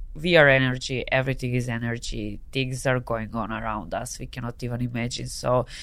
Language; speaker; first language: English; non-native, fluent; Serbian